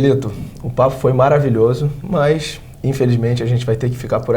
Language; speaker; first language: Portuguese; native; Portuguese